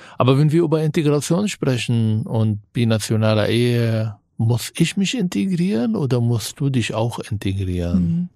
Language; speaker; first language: German; non-native, fluent; Arabic